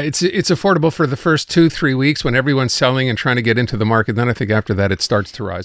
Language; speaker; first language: English; native; English